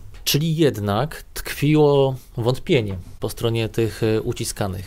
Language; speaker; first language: Polish; native; Polish